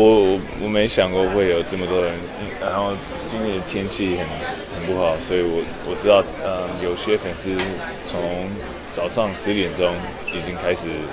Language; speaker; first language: Chinese; early bilingual, heritage; English